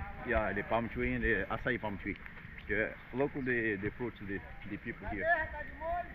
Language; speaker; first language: English; non-native, learner; Portuguese